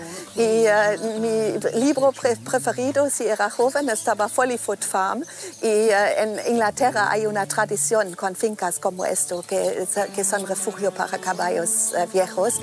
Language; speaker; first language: Spanish; non-native, fluent; German